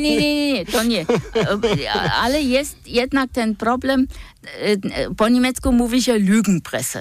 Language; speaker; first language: Polish; non-native, fluent; German